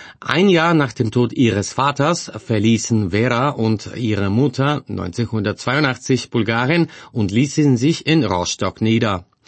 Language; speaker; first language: German; non-native, fluent; Bulgarian